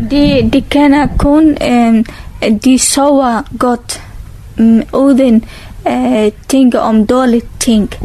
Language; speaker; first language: Danish; non-native, learner; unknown